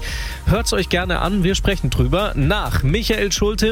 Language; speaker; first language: German; native; German